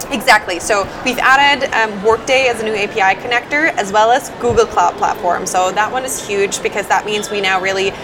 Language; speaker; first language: English; non-native, fluent; German